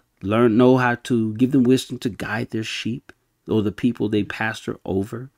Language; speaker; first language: English; native; English